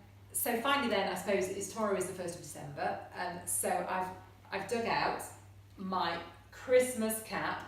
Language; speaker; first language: English; native; English